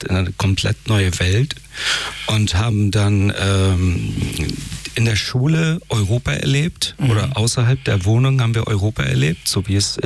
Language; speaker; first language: German; early bilingual, other home language; Persian